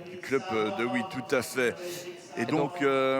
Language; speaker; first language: French; native; French